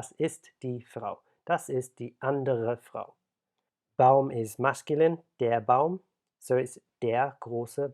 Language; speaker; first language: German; non-native, fluent; English